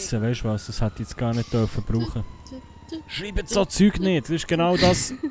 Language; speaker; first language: German; native; German